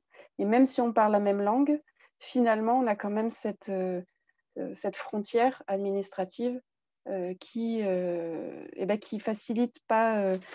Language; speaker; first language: French; native; French